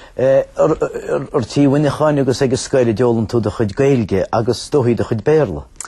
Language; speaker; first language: Irish; native; Irish